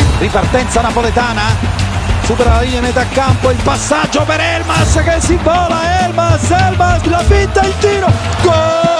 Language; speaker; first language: Italian; native; Italian